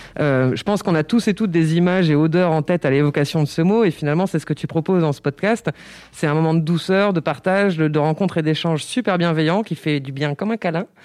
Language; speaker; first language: French; native; French